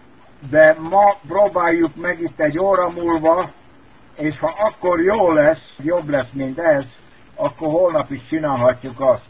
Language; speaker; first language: Hungarian; native; Hungarian